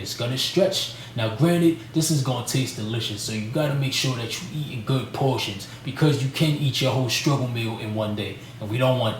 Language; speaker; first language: English; native; English